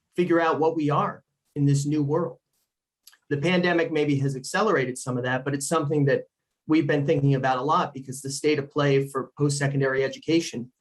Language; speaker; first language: English; native; English